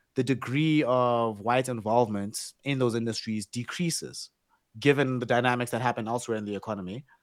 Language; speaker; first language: English; non-native, local second language; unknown